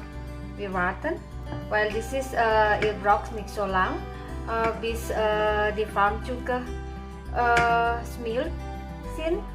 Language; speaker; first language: German; non-native, learner; Indonesian